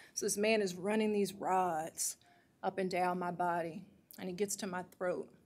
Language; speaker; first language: English; native; English